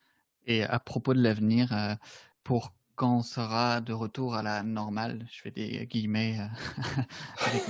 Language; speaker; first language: French; native; French